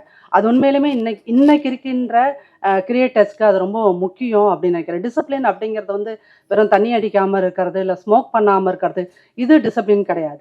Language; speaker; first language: Tamil; native; Tamil